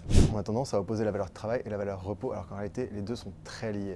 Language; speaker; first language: French; native; French